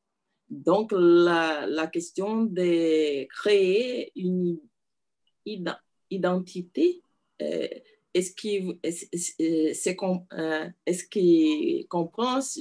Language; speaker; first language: French; non-native, learner; Portuguese